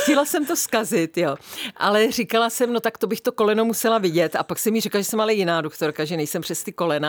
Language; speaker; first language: Czech; native; Czech